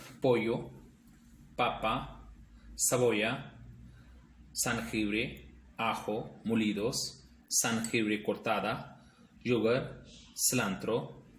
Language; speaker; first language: Spanish; non-native, learner; Urdu